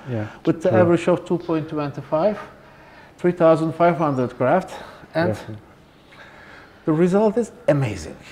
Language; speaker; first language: English; non-native, learner; Turkish